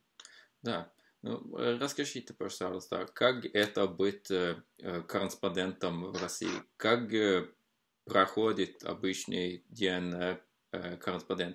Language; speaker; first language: Russian; non-native, fluent; Norwegian